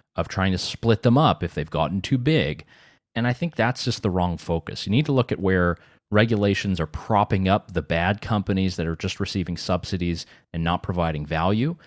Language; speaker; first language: English; native; English